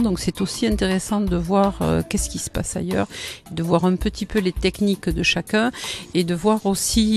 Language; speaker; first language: French; native; French